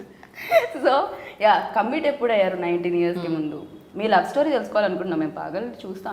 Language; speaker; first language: Telugu; native; Telugu